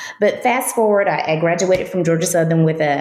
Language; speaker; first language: English; native; English